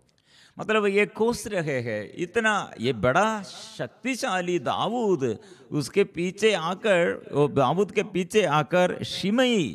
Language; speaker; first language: Hindi; non-native, local second language; Malayalam